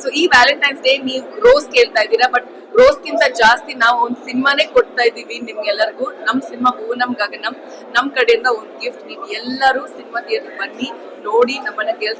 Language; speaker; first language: Kannada; non-native, fluent; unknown